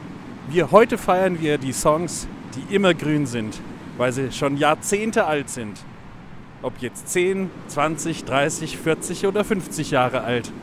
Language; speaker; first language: German; native; German